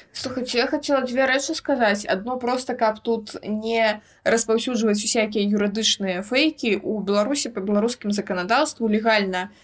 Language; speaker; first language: Belarusian; non-native, local second language; Russian